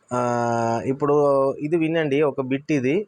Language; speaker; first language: Telugu; non-native, learner; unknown